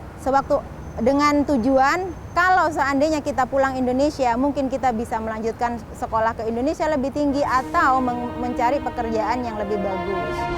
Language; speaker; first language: Indonesian; native; Indonesian